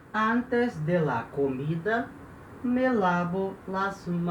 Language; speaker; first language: Spanish; non-native, fluent; Portuguese